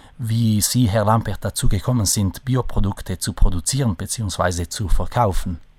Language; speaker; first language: German; non-native, local second language; Ladin